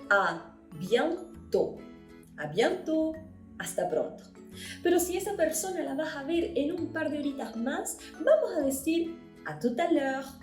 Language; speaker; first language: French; non-native, fluent; Spanish